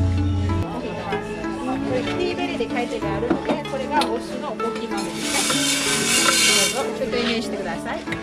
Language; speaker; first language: Japanese; non-native, learner; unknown